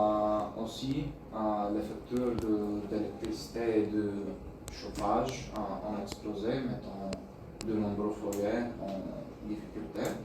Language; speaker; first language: French; non-native, learner; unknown